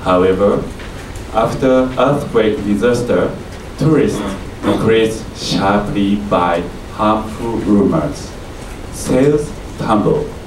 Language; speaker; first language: English; non-native, learner; Japanese